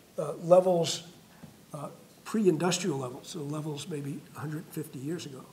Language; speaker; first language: English; native; English